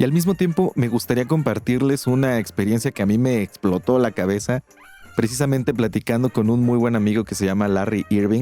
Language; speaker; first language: Spanish; native; Spanish